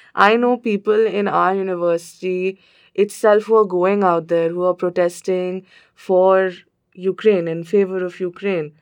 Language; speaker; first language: English; non-native, local second language; Hindi